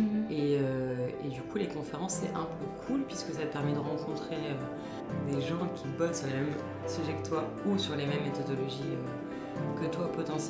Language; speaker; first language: French; native; French